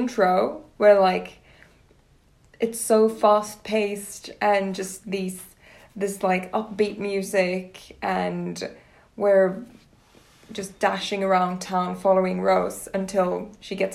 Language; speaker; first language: English; non-native, fluent; Swedish